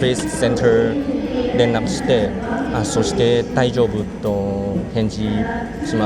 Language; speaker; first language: Japanese; non-native, learner; Chinese